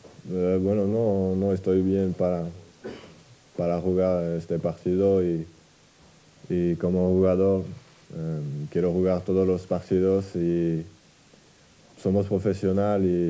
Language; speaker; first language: Spanish; non-native, fluent; French